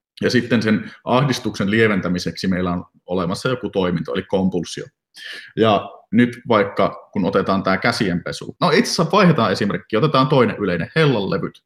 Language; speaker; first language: Finnish; native; Finnish